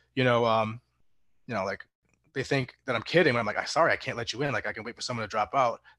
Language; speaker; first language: English; native; English